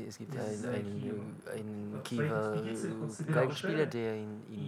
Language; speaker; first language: German; non-native, learner; Russian